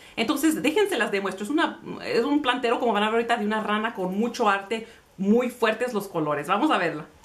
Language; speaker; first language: Spanish; early bilingual, heritage; Spanish